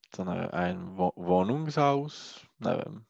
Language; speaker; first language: German; non-native, learner; Czech